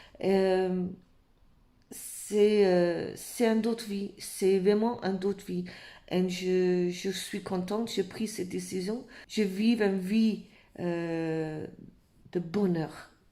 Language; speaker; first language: French; non-native, fluent; English